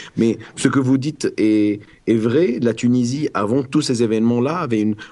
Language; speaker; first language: French; non-native, local second language; Arabic